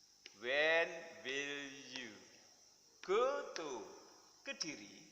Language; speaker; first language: English; non-native, fluent; Indonesian